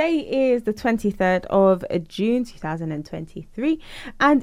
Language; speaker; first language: English; native; English